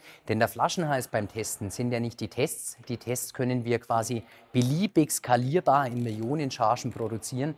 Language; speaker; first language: German; native; German